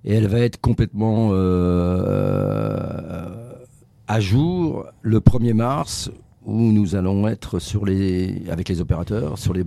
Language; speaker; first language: French; native; French